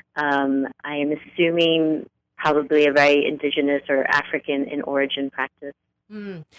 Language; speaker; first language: English; native; English